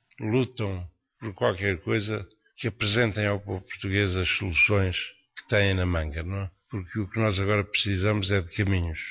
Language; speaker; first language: Portuguese; native; Portuguese